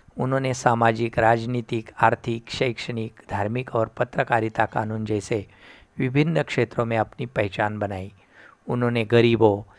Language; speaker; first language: Hindi; non-native, local second language; Marathi